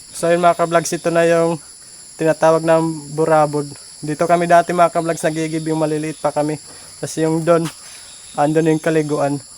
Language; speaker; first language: Filipino; non-native, local second language; Waray